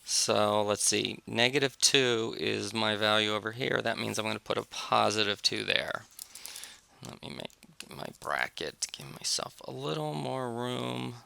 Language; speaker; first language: English; native; English